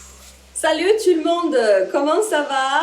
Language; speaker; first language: French; non-native, fluent; Spanish